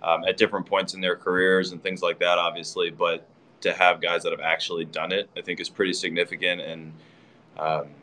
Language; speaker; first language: English; native; English